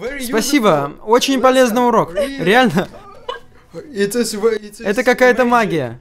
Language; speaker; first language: Russian; native; Russian